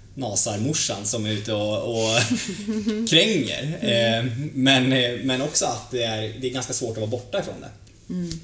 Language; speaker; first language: Swedish; native; Swedish